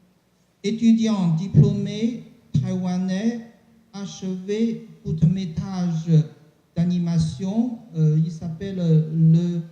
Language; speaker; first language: French; non-native, learner; Chinese